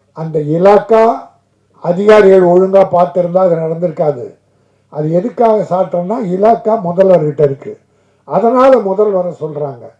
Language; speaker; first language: Tamil; native; Tamil